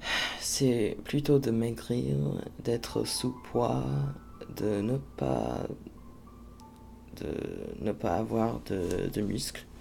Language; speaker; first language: French; non-native, fluent; English